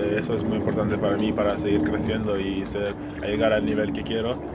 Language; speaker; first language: Spanish; non-native, fluent; English